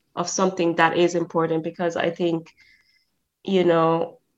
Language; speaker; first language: English; native; English